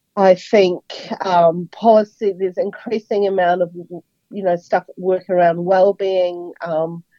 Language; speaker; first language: English; native; English